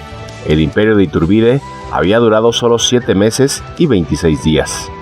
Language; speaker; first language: Spanish; native; Spanish